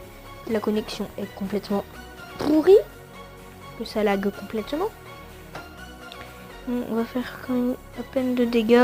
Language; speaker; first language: French; native; French